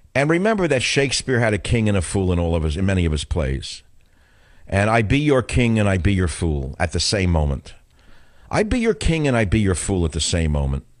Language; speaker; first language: English; native; English